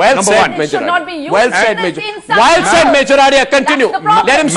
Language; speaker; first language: English; non-native, local second language; Hindi